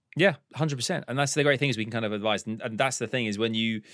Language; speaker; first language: English; early bilingual, other home language; Polish